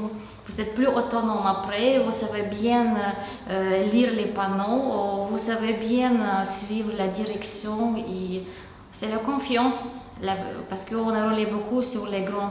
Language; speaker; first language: French; non-native, fluent; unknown